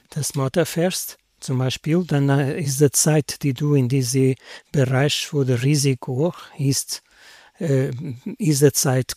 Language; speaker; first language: German; non-native, learner; Portuguese